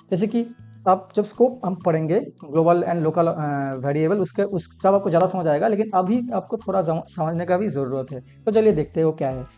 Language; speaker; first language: Hindi; non-native, local second language; Bangla